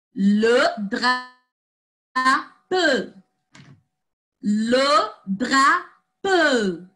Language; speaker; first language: French; non-native, fluent; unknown